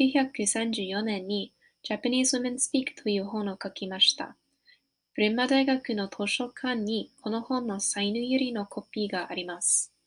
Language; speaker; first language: Japanese; non-native, learner; English